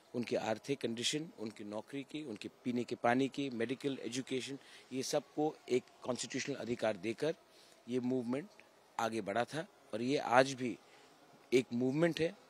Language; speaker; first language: Hindi; non-native, local second language; Kok Borok